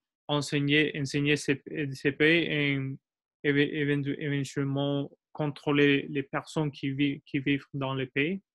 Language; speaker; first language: French; non-native, learner; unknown